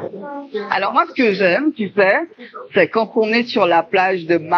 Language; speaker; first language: French; native; French